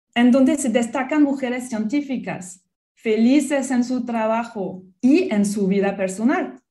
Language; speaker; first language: Spanish; non-native, fluent; French